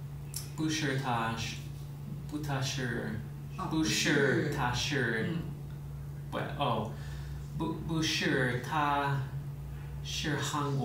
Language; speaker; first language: Chinese; non-native, learner; English